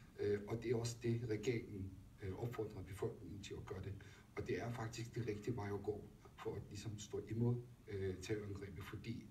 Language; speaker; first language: Danish; non-native, fluent; Turkish